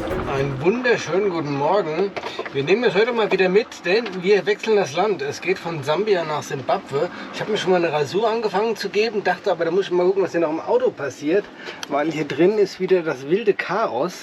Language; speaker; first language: German; native; German